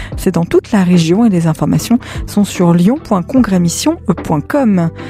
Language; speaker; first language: French; native; French